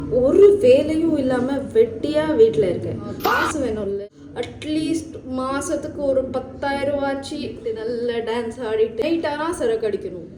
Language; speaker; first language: Tamil; early bilingual, heritage; Tamil